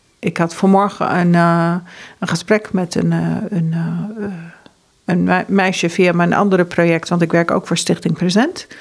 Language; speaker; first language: Dutch; early bilingual, heritage; Dutch